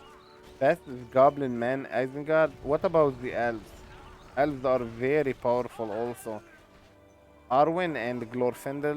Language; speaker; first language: English; non-native, fluent; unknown